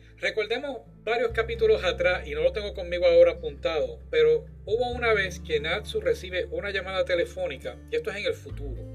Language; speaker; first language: Spanish; native; Spanish